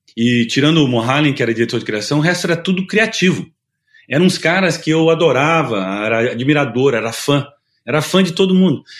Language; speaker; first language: Portuguese; native; Portuguese